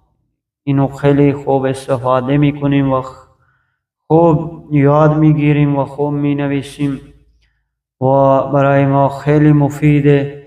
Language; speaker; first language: Persian; non-native, fluent; Urdu